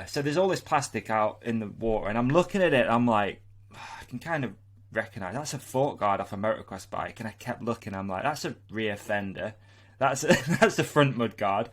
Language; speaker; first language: English; native; English